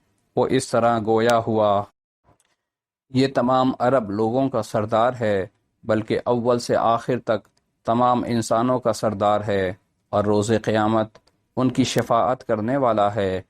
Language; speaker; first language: Urdu; native; Urdu